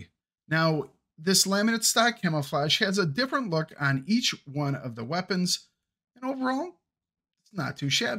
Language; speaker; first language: English; native; English